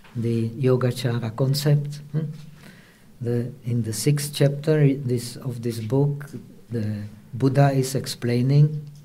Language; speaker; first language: English; non-native, fluent; Czech